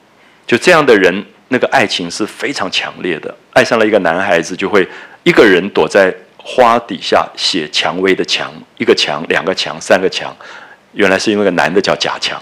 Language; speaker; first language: Chinese; native; Chinese